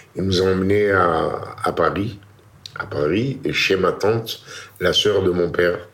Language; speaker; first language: French; native; French